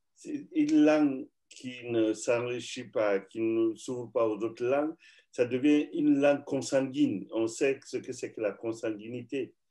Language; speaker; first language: French; non-native, local second language; Bambara